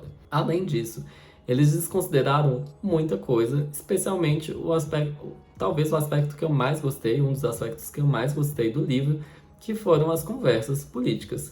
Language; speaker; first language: Portuguese; native; Portuguese